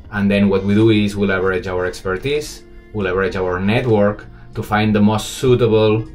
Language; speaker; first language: English; non-native, fluent; Spanish